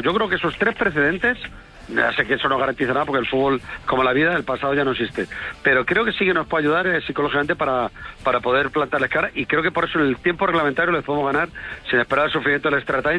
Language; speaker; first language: Spanish; native; Spanish